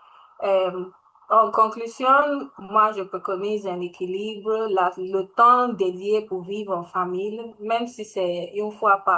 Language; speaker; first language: French; non-native, learner; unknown